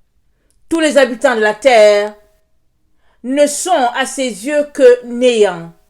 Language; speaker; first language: French; native; French